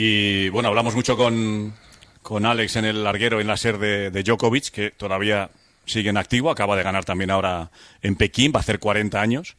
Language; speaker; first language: Spanish; native; Spanish